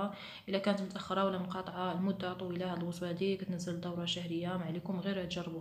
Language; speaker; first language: Arabic; native; Arabic